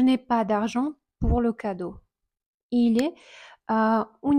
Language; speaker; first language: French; non-native, fluent; Russian